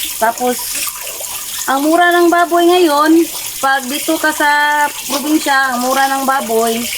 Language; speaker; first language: Filipino; non-native, local second language; Cebuano